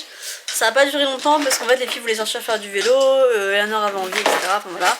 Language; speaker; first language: French; native; French